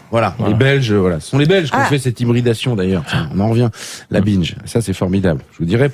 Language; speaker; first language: French; native; French